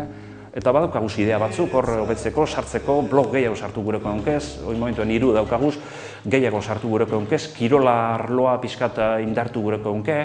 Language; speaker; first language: Basque; native; Basque